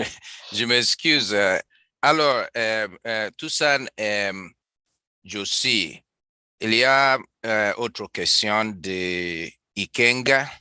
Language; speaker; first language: French; non-native, learner; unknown